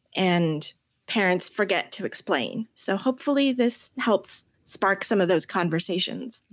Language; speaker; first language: English; early bilingual, other home language; Chinese